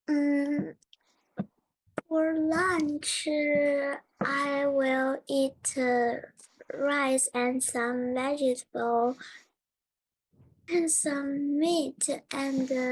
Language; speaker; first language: English; non-native, learner; Chinese